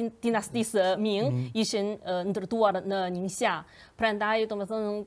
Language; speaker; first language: Albanian; non-native, fluent; Chinese